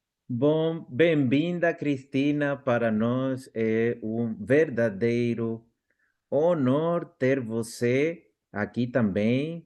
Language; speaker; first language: Portuguese; non-native, fluent; Spanish